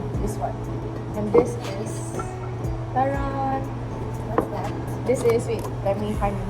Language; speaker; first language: English; non-native, local second language; Filipino